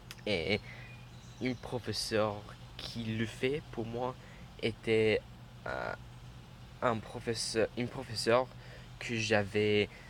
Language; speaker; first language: French; non-native, learner; English